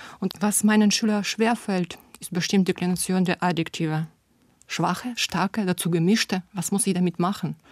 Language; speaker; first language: German; non-native, fluent; Russian